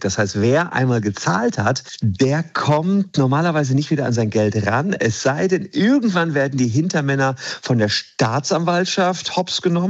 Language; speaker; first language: German; native; German